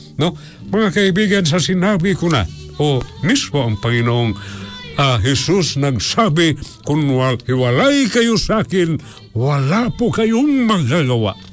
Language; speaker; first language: Filipino; non-native, local second language; Cebuano